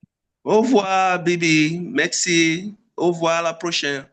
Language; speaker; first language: French; non-native, fluent; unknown